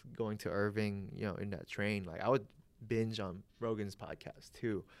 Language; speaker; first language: English; early bilingual, other home language; Vietnamese